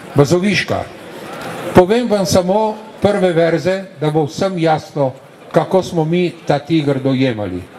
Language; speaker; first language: Slovenian; native; Slovenian